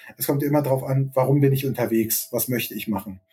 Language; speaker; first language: German; native; German